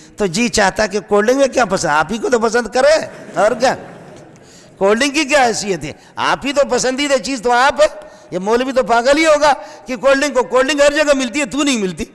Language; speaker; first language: Urdu; non-native, local second language; Brahui